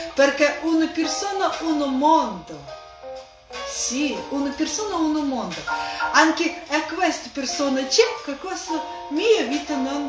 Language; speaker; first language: Italian; non-native, learner; Russian